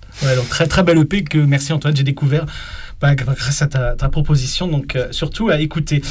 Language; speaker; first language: French; native; French